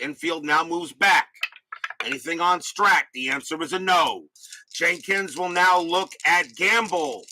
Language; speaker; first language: English; native; English